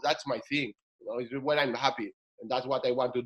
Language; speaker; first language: English; non-native, fluent; Spanish